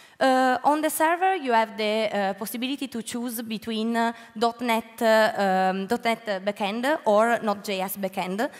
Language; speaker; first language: English; non-native, learner; Italian